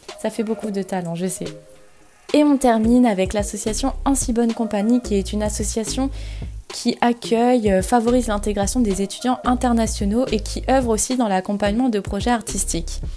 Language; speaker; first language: French; native; French